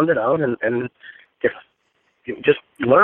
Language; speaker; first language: English; native; English